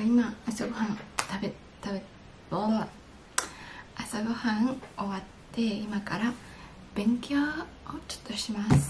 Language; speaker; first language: Japanese; early bilingual, heritage; English